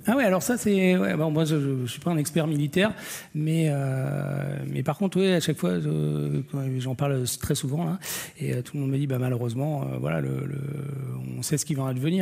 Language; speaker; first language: French; native; French